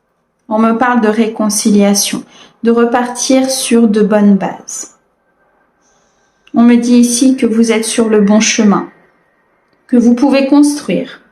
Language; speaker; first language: French; native; French